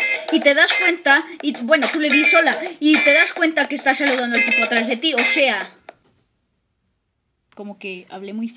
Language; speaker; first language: Spanish; native; Spanish